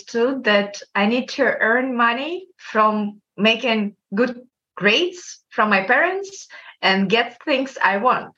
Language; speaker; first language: English; non-native, fluent; Kazakh